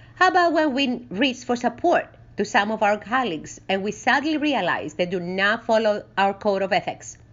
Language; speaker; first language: English; non-native, fluent; Greek